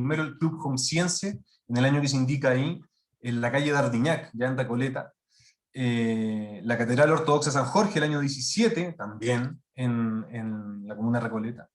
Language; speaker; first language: Spanish; native; Spanish